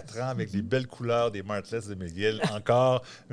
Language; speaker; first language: French; native; French